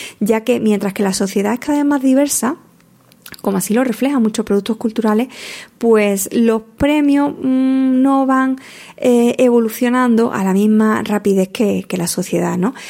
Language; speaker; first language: Spanish; native; Spanish